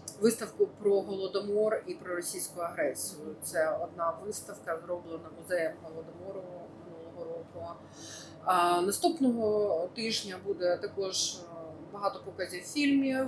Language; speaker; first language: Ukrainian; native; Ukrainian